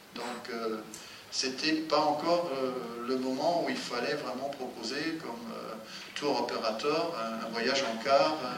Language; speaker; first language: French; non-native, fluent; German